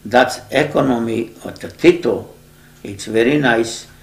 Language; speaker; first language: English; non-native, learner; Macedonian